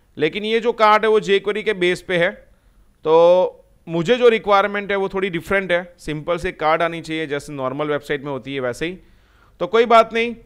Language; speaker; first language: Hindi; non-native, local second language; Gujarati